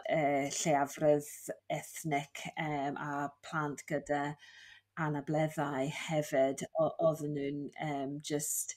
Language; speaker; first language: Welsh; non-native, fluent; English